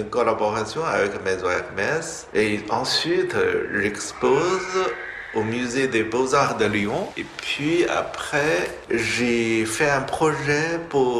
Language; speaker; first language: French; non-native, fluent; Chinese